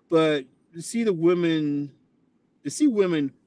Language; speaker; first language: English; native; English